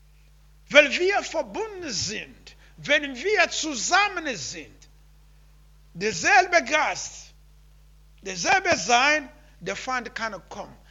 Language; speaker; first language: German; non-native, learner; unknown